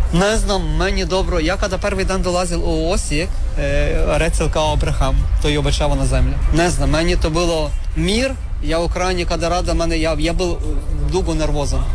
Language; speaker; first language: Serbian; non-native, learner; Ukrainian